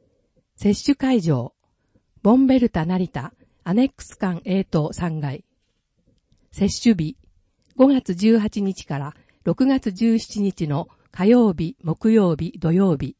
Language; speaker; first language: Japanese; native; Japanese